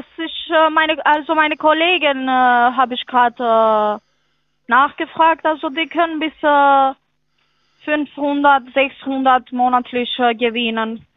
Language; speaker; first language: German; non-native, fluent; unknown